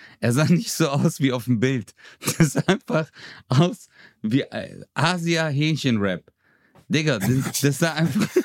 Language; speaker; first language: German; early bilingual, other home language; Turkish